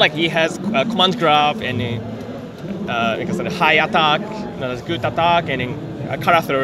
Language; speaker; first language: English; non-native, fluent; Japanese